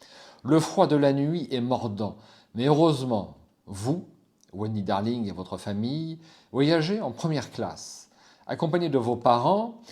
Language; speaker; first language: French; native; French